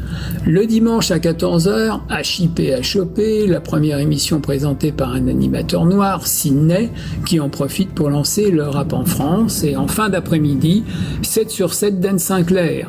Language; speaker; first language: French; native; French